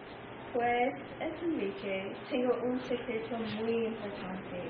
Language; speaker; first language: Spanish; non-native, learner; English